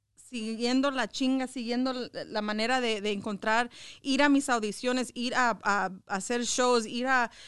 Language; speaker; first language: Spanish; early bilingual, heritage; Spanish